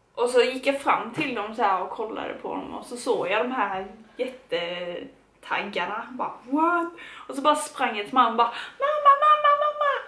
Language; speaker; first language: Swedish; native; Swedish